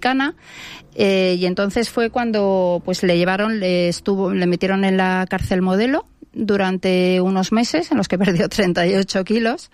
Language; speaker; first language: Spanish; native; Spanish